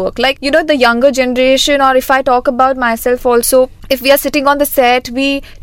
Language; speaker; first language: English; non-native, local second language; Hindi